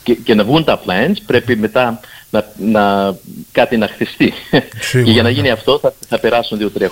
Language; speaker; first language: Greek; early bilingual, heritage; Greek